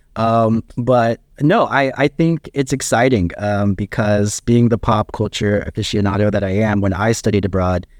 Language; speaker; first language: English; native; English